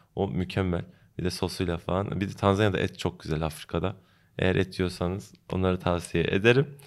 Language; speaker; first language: Turkish; early bilingual, heritage; Turkish